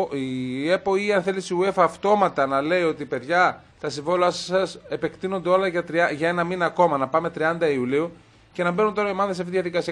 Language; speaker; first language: Greek; native; Greek